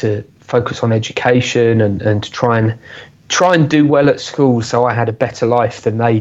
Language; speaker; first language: English; native; English